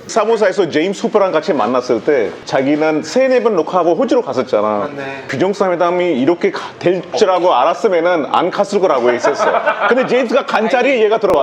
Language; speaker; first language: Korean; non-native, fluent; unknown